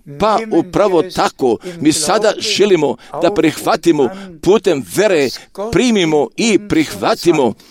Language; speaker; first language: Croatian; non-native, local second language; Romany